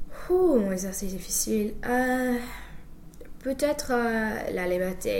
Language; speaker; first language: French; non-native, fluent; English